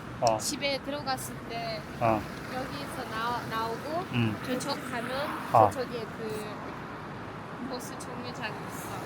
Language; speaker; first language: Korean; non-native, learner; Russian